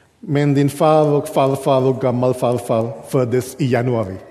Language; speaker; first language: Swedish; non-native, fluent; English